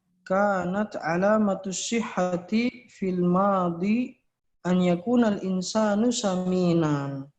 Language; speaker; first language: Arabic; non-native, fluent; Indonesian